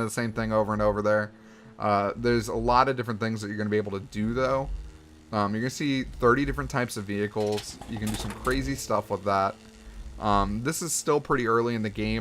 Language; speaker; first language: English; native; English